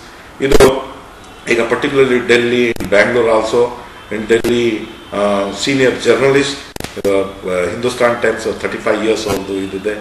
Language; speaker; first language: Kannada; non-native, local second language; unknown